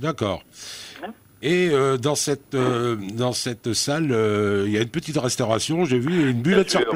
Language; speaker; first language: French; native; French